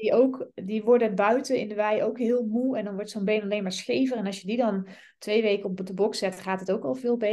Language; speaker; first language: Dutch; native; Dutch